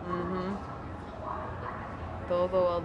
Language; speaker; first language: Spanish; non-native, learner; English